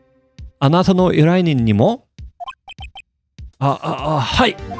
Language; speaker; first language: Japanese; non-native, learner; English